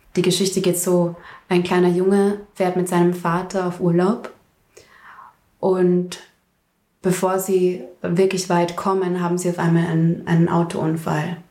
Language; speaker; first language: German; native; German